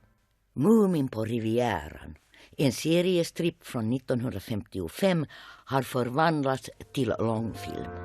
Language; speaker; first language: Swedish; native; Swedish